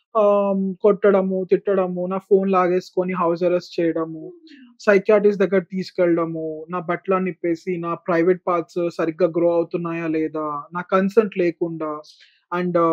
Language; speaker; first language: Telugu; native; Telugu